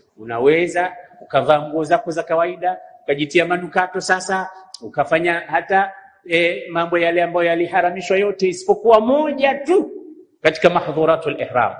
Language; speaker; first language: Swahili; native; Swahili